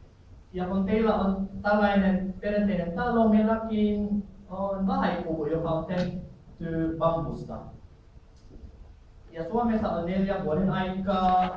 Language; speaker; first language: Finnish; non-native, learner; Filipino